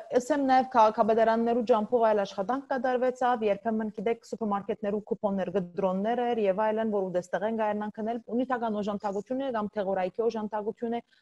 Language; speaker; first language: Armenian; early bilingual, heritage; Armenian